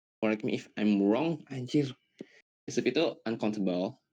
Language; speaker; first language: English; non-native, learner; Indonesian